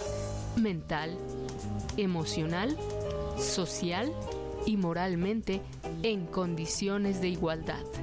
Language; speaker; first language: Spanish; native; Spanish